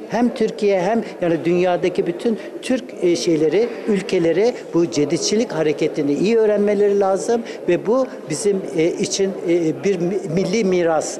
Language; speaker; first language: Turkish; early bilingual, other home language; Uzbek